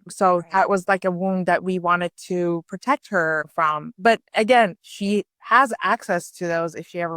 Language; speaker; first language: English; early bilingual, other home language; Persian